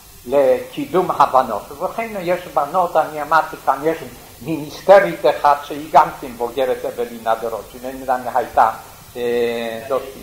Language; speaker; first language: Hebrew; non-native, fluent; Yiddish